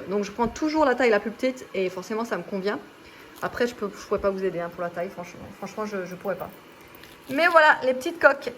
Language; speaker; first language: French; native; French